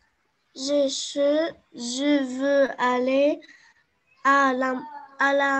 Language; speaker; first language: French; non-native, learner; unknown